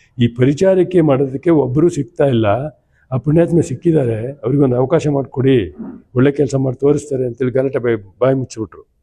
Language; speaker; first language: Kannada; native; Kannada